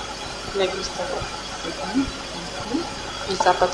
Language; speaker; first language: Spanish; non-native, learner; English